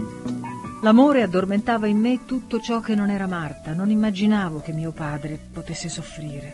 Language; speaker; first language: Italian; native; Italian